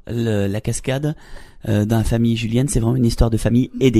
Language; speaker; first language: French; native; French